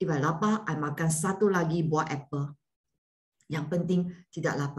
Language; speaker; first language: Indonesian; non-native, learner; Malay